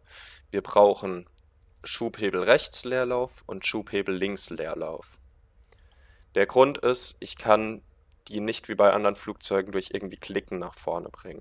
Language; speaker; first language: German; native; German